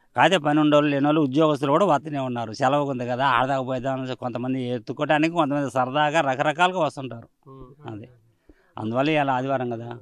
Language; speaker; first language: Telugu; native; Telugu